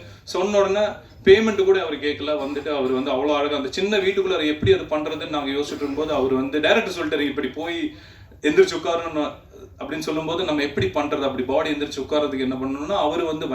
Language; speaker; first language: Tamil; native; Tamil